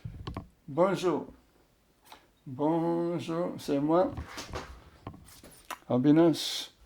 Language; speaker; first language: French; non-native, learner; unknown